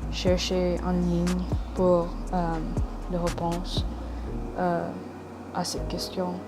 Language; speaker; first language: French; non-native, learner; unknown